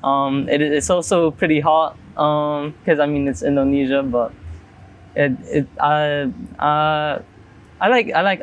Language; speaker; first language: English; early bilingual, other home language; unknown